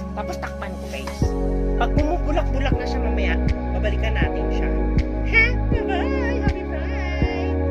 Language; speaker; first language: Filipino; non-native, local second language; Kinaray-a